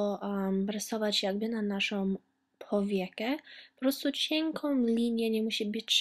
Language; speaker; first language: Polish; early bilingual, heritage; Polish